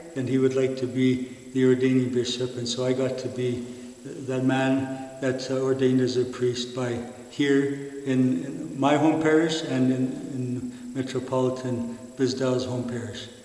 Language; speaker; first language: English; native; English